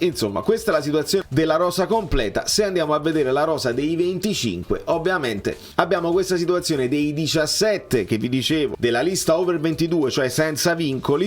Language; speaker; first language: Italian; native; Italian